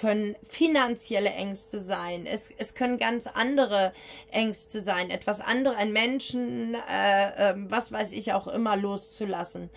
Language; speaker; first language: German; native; German